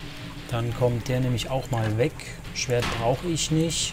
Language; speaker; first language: German; native; German